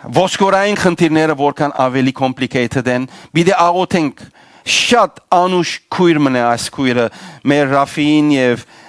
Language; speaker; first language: Armenian; native; Armenian